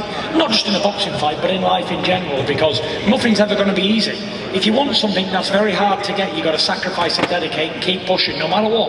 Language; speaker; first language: English; native; English